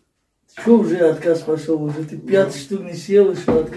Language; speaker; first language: Russian; non-native, fluent; Tajik